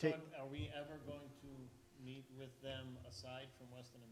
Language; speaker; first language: English; native; English